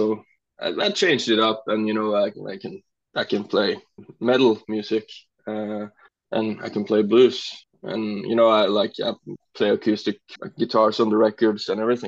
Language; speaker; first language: English; non-native, fluent; Norwegian